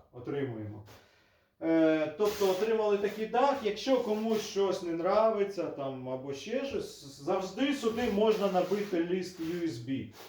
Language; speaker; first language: Ukrainian; native; Ukrainian